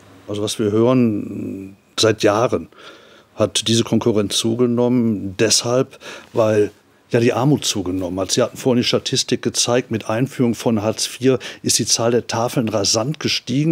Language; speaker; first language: German; native; German